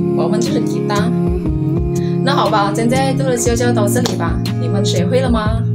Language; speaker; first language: Chinese; non-native, fluent; Indonesian